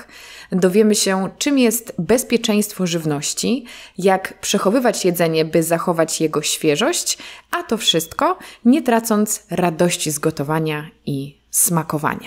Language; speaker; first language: Polish; native; Polish